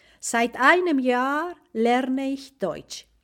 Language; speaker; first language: German; non-native, fluent; Spanish